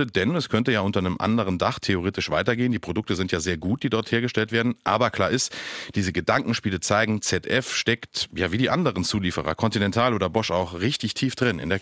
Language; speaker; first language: German; native; German